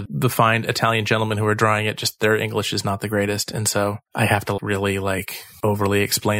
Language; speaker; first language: English; native; English